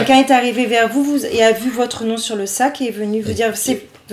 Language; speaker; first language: French; native; French